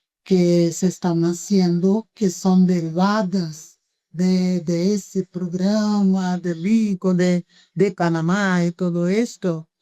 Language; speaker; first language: Spanish; non-native, fluent; Portuguese